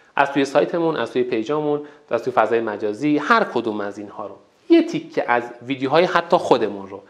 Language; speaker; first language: Persian; non-native, local second language; Azerbaijani